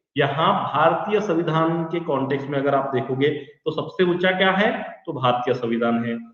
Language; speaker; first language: Hindi; non-native, local second language; Marathi